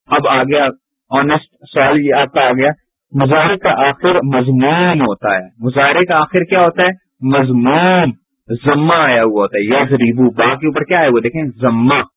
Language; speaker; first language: Urdu; native; Urdu